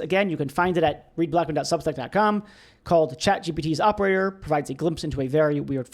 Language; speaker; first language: English; native; English